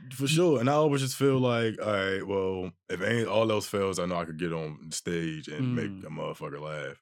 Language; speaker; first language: English; native; English